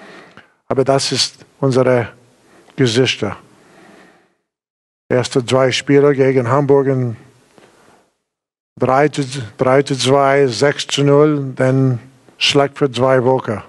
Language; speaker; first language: German; non-native, learner; English